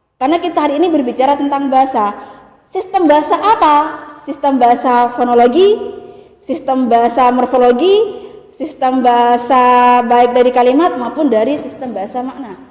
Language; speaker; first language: Indonesian; non-native, local second language; Madurese